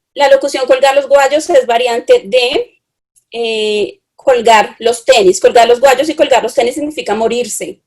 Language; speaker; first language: Spanish; native; Spanish